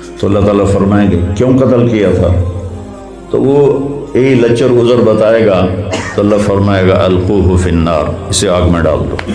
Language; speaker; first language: Urdu; non-native, local second language; Punjabi